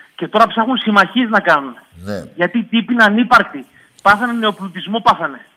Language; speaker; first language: Greek; native; Greek